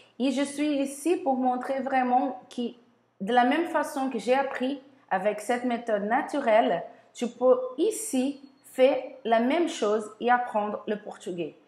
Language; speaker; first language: French; non-native, learner; Portuguese